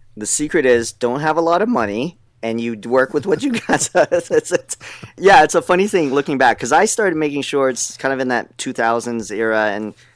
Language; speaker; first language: English; native; English